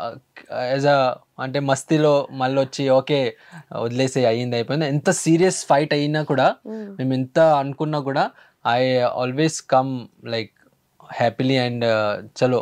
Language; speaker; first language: Telugu; early bilingual, heritage; Telugu